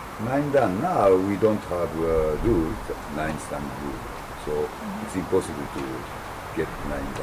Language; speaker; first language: English; non-native, learner; Japanese